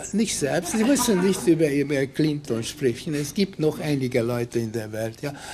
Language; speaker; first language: German; non-native, fluent; Hungarian